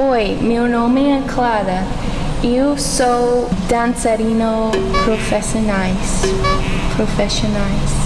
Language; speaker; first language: Portuguese; non-native, learner; English